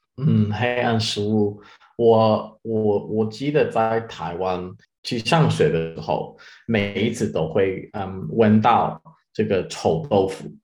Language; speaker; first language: Chinese; non-native, learner; English